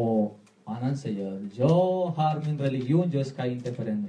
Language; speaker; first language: Swedish; non-native, learner; Spanish